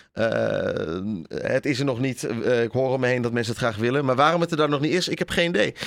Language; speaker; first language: Dutch; native; Dutch